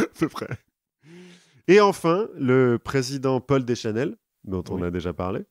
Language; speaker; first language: French; native; French